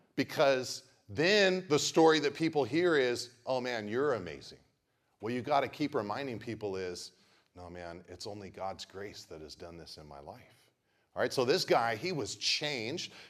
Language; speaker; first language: English; native; English